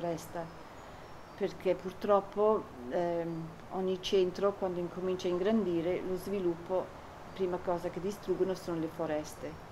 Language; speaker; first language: Italian; early bilingual, heritage; Italian